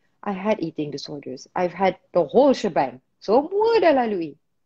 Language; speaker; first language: English; non-native, local second language; Malay